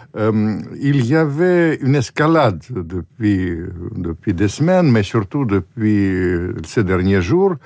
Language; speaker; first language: French; non-native, fluent; Russian